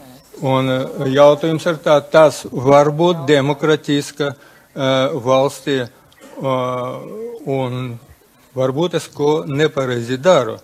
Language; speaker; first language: Latvian; non-native, local second language; Russian